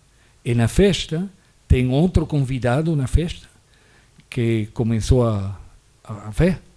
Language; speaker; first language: Portuguese; non-native, fluent; Spanish